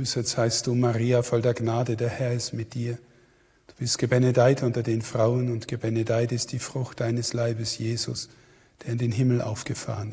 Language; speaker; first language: German; native; German